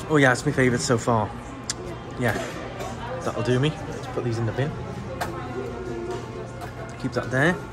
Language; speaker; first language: English; native; English